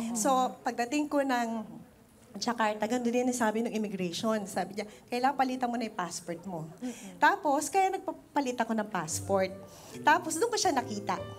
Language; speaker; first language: Filipino; native; Filipino